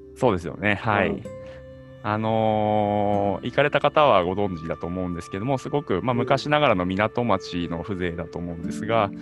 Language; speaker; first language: Japanese; native; Japanese